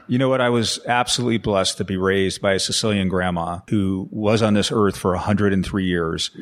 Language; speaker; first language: English; native; English